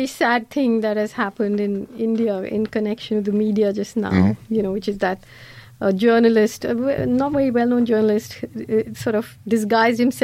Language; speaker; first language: English; non-native, local second language; Malayalam